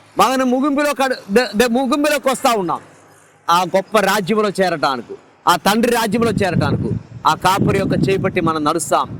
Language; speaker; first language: Telugu; non-native, fluent; Malayalam